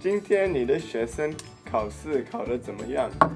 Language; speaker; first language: Chinese; non-native, learner; English